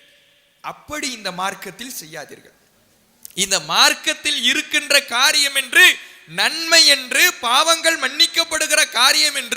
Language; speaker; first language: Tamil; native; Tamil